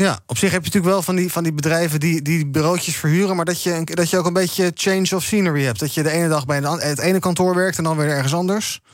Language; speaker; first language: Dutch; native; Dutch